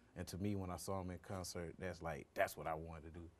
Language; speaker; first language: English; native; English